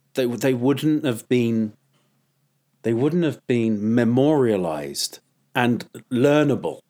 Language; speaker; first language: English; native; English